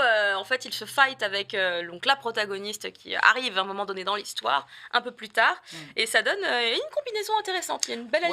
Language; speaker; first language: French; native; French